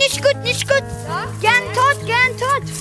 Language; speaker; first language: German; early bilingual, other home language; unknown